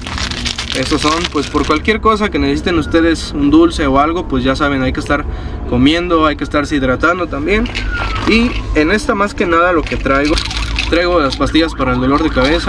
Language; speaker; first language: Spanish; native; Spanish